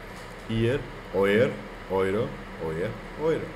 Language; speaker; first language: German; non-native, fluent; Hindi